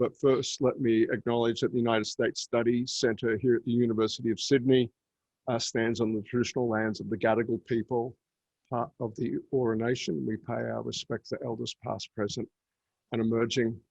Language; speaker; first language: English; native; English